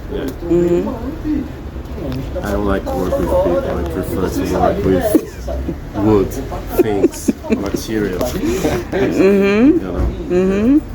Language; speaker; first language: English; non-native, fluent; Portuguese